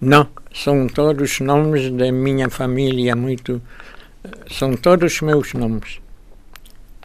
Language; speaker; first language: Portuguese; non-native, fluent; Czech